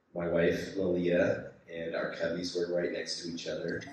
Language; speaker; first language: English; native; English